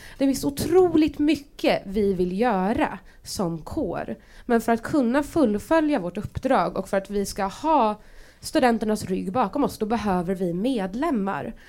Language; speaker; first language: Swedish; native; Swedish